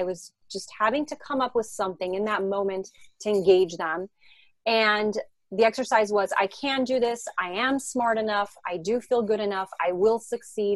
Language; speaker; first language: English; non-native, fluent; French